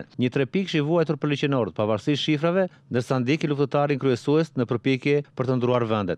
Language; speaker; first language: Albanian; native; Albanian